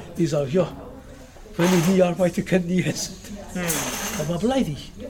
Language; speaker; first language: German; non-native, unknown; Portuguese